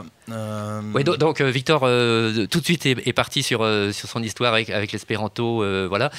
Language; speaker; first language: French; native; French